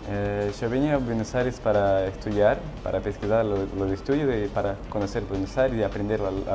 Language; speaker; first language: Spanish; non-native, learner; Portuguese